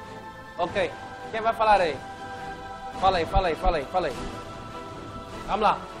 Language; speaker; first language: Portuguese; native; Portuguese